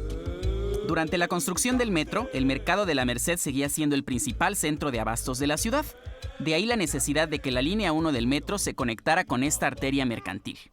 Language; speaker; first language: Spanish; native; Spanish